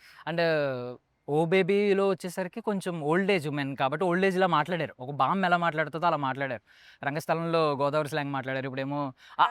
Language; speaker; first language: Telugu; native; Telugu